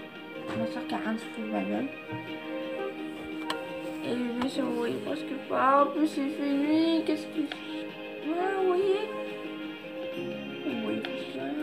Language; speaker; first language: French; native; French